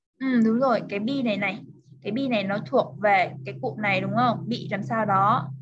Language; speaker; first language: Vietnamese; native; Vietnamese